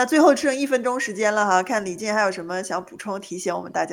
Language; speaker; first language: Chinese; native; Chinese